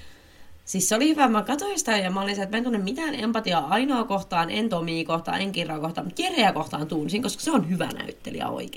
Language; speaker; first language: Finnish; native; Finnish